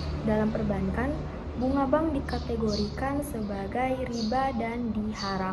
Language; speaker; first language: Indonesian; native; Indonesian